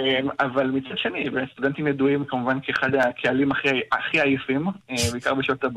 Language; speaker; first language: Hebrew; native; Hebrew